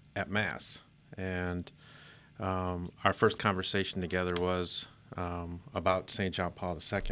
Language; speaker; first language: English; early bilingual, other home language; Filipino